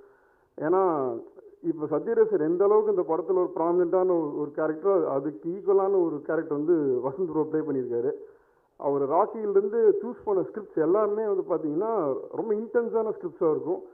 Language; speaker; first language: Tamil; native; Tamil